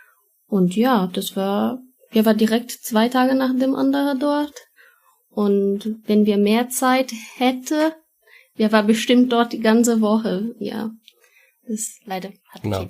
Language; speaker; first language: German; non-native, learner; Portuguese